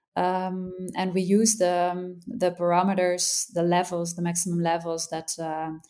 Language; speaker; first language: English; non-native, fluent; Dutch